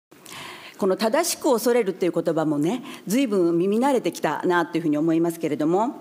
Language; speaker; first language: Japanese; native; Japanese